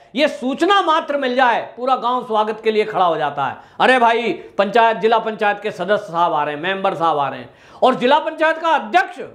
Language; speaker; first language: Hindi; native; Hindi